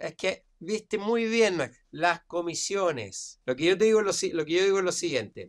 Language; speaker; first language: Spanish; native; Spanish